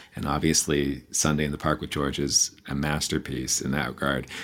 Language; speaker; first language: English; native; English